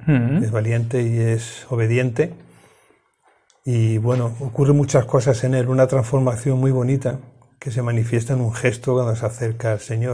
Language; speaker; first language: Spanish; native; Spanish